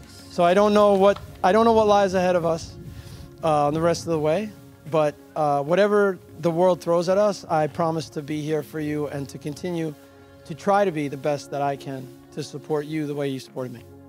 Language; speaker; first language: English; native; English